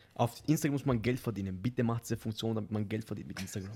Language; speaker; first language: German; native; German